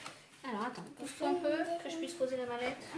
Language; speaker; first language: French; native; French